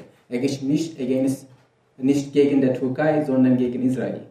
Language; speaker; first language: German; non-native, fluent; Kurdish